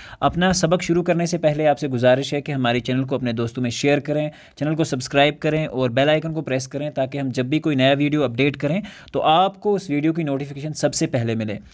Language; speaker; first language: Urdu; non-native, local second language; Kashmiri